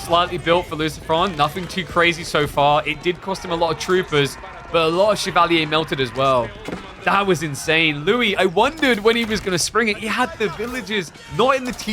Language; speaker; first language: English; native; English